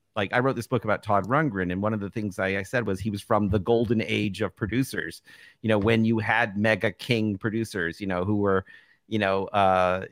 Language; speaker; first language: English; native; English